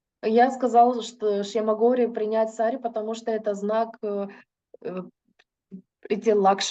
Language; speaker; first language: Russian; native; Russian